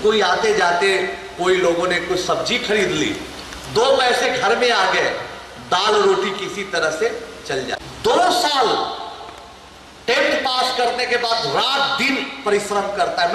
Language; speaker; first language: Hindi; native; Hindi